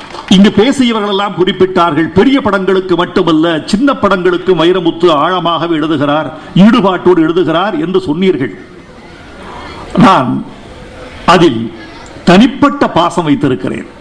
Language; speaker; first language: Tamil; native; Tamil